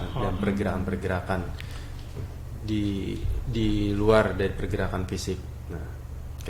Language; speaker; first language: Indonesian; non-native, local second language; Banjar